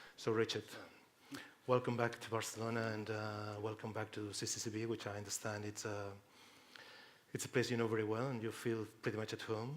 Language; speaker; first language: English; non-native, fluent; Catalan